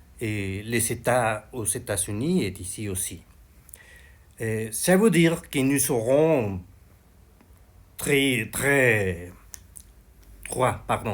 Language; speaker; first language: French; non-native, learner; Spanish